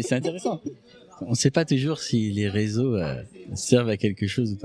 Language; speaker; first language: French; native; French